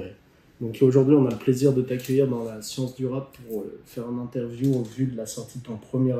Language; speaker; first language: French; native; French